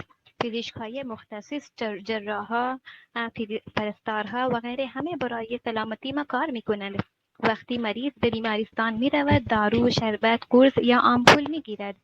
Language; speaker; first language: Persian; non-native, learner; Urdu